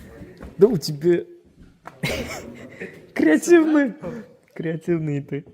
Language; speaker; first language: Russian; non-native, fluent; Uzbek